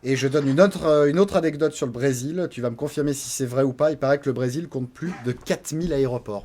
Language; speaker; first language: French; native; French